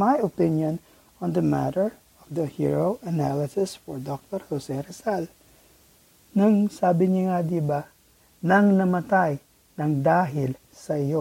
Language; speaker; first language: English; non-native, local second language; Filipino